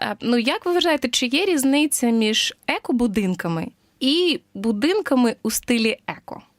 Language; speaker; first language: Ukrainian; native; Ukrainian